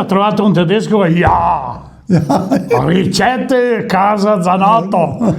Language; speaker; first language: Italian; native; Italian